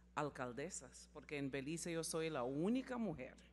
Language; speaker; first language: Spanish; non-native, learner; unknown